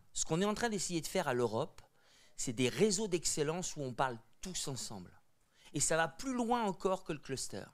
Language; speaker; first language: French; native; French